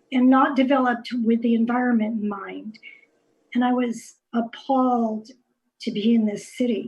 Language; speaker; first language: English; native; English